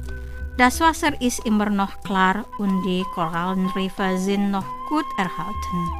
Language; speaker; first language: German; non-native, fluent; Indonesian